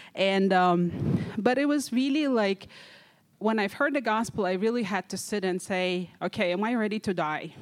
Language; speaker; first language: English; non-native, fluent; Kazakh